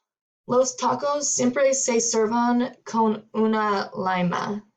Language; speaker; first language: Spanish; non-native, learner; English